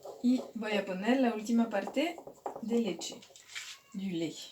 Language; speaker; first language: Spanish; non-native, fluent; French